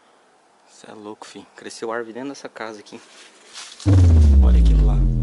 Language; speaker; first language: Portuguese; native; Portuguese